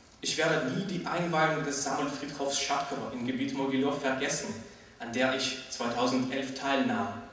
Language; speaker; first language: German; non-native, fluent; Russian